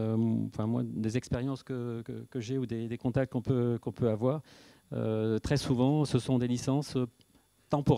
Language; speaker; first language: French; native; French